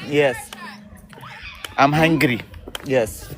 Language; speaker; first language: English; non-native, learner; Arabic